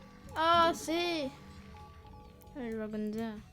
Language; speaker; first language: French; native; French